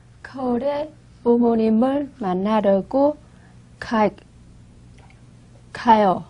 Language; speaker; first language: Korean; non-native, learner; Vietnamese